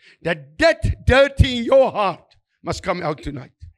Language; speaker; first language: English; non-native, learner; Afrikaans